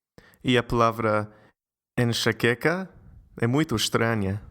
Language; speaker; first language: Portuguese; non-native, fluent; English